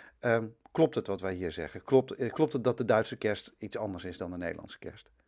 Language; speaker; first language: Dutch; native; Dutch